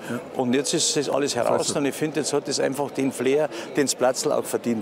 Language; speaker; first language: German; native; German